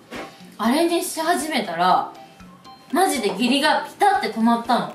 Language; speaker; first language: Japanese; native; Japanese